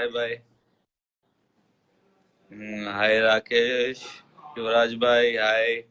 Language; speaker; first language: Telugu; non-native, learner; Hindi